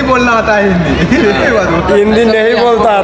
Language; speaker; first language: Hindi; non-native, local second language; Bangla